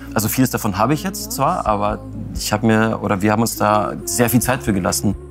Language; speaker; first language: German; early bilingual, other home language; Russian